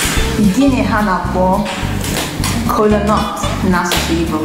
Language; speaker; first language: Igbo; early bilingual, heritage; English